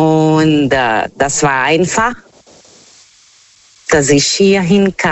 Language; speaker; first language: German; non-native, fluent; Portuguese